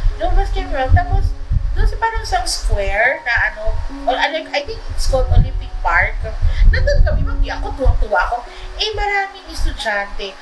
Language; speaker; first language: Filipino; non-native, local second language; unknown